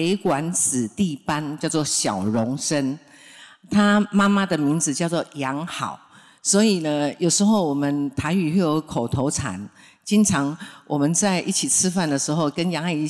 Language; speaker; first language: Chinese; non-native, local second language; Min Nan Chinese